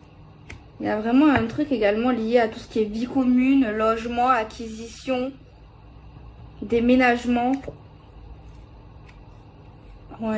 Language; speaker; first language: French; native; French